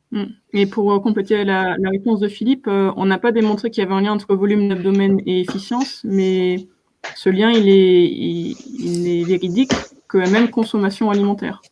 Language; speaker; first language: French; native; French